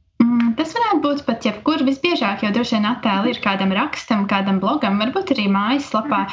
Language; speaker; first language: Latvian; native; Latvian